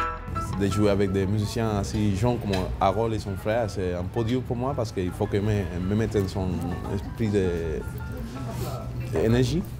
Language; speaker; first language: French; non-native, fluent; Spanish